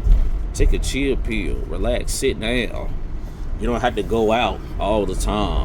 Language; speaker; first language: English; native; English